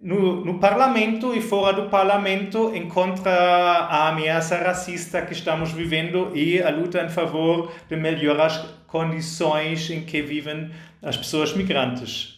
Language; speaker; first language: Portuguese; non-native, fluent; German